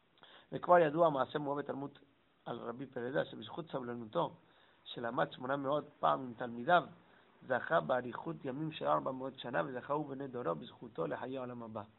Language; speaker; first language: Hebrew; non-native, fluent; English